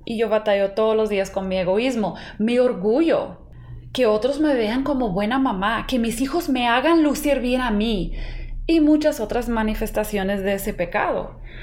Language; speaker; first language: Spanish; non-native, fluent; English